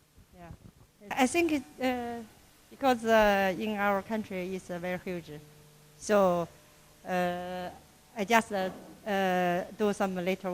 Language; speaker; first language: English; non-native, learner; Chinese